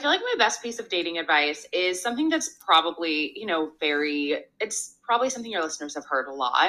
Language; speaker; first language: English; native; English